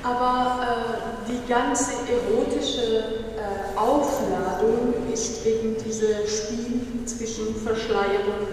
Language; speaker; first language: German; non-native, fluent; Persian